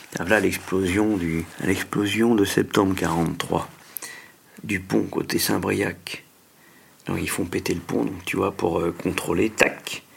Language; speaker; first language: French; native; French